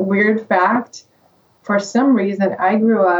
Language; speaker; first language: English; non-native, fluent; Russian